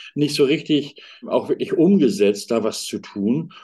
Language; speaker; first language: German; native; German